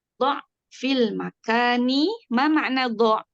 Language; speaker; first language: Arabic; non-native, fluent; Indonesian